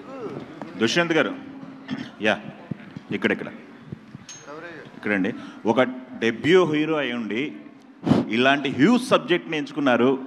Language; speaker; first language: Telugu; native; Telugu